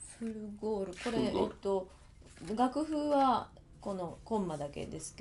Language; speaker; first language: Japanese; native; Japanese